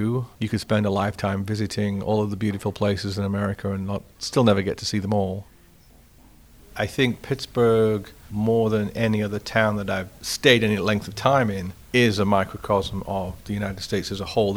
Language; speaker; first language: English; native; English